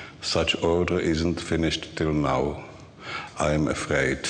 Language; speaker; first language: English; non-native, learner; Czech